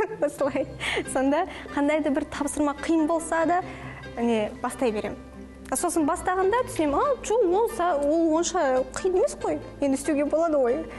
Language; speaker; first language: Kazakh; non-native, local second language; Russian